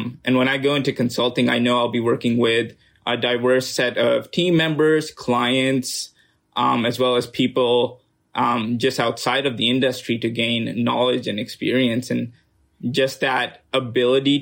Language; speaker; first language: English; non-native, local second language; Urdu